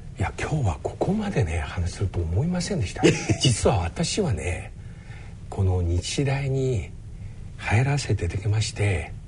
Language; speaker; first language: Japanese; non-native, fluent; Chinese